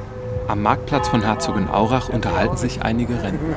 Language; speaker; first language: German; native; German